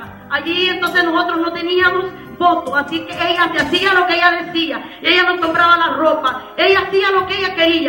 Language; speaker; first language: Spanish; native; Spanish